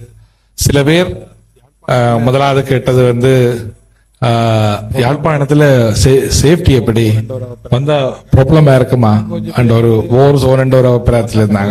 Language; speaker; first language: Tamil; native; Tamil